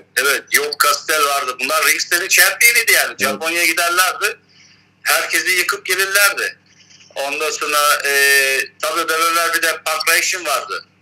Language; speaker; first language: Turkish; early bilingual, heritage; Turkish